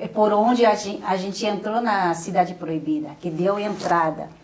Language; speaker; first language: Portuguese; non-native, fluent; Chinese